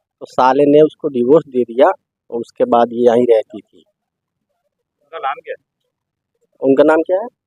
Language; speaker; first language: Hindi; native; Hindi